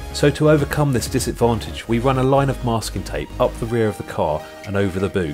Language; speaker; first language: English; native; English